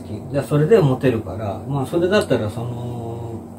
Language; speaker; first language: Japanese; native; Japanese